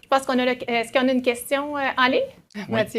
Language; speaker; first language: French; native; French